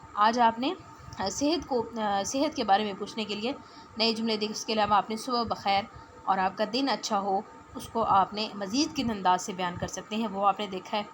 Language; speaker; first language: Urdu; non-native, local second language; Punjabi